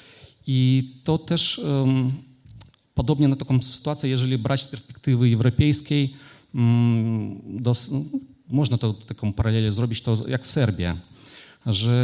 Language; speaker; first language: Polish; non-native, fluent; Ukrainian